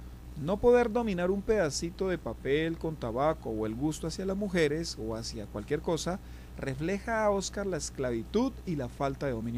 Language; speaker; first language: Spanish; native; Spanish